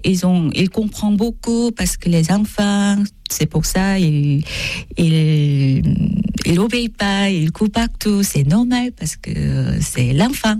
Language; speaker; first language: French; non-native, learner; Korean